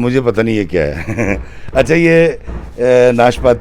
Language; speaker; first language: Hindi; non-native, local second language; Punjabi